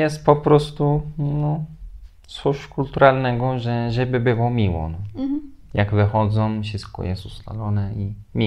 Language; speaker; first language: Polish; non-native, fluent; Turkish